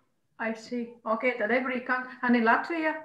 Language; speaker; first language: English; non-native, fluent; Croatian